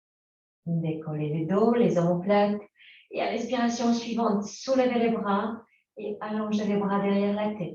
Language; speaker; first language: French; native; French